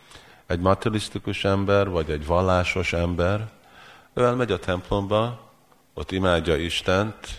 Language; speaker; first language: Hungarian; early bilingual, heritage; Hungarian